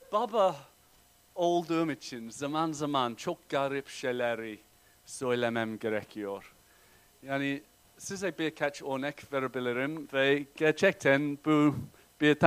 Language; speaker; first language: Turkish; non-native, fluent; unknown